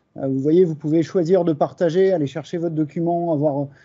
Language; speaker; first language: French; native; French